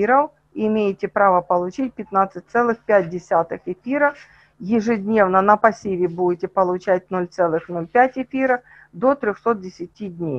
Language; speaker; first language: Russian; native; Russian